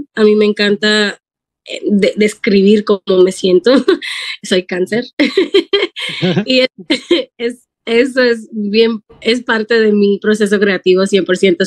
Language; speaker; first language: Spanish; early bilingual, heritage; Spanish